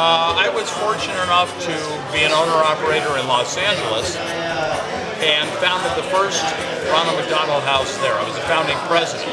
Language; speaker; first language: English; native; English